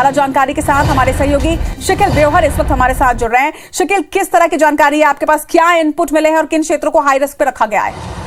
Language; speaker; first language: Hindi; native; Hindi